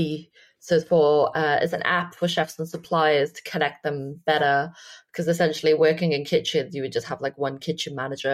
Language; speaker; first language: English; native; English